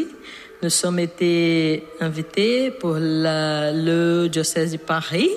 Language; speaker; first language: French; non-native, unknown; Portuguese